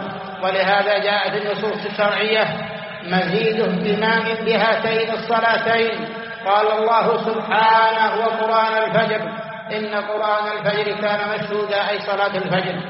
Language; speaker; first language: Arabic; native; Arabic